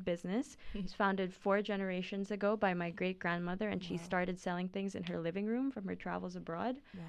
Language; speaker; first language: English; non-native, local second language; Filipino